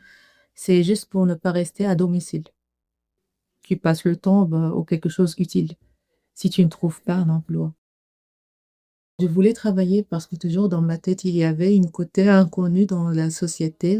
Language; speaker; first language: French; non-native, learner; Arabic